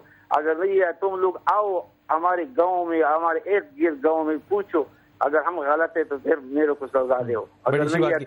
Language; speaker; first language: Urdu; non-native, local second language; Pashto